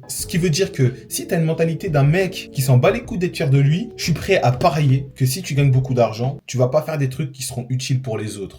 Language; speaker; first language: French; native; French